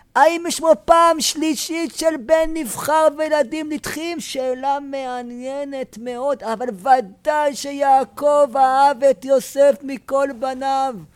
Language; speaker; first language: Hebrew; native; Hebrew